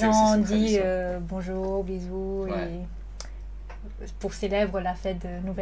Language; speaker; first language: French; non-native, learner; Lao